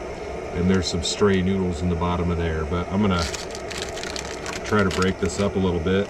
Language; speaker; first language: English; native; English